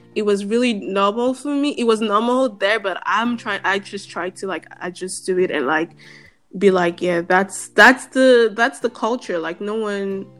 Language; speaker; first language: English; non-native, local second language; Yoruba